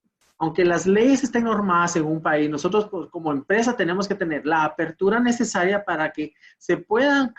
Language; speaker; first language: Spanish; native; Spanish